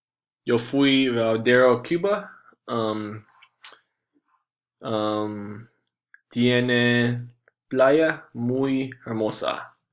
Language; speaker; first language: Spanish; non-native, learner; English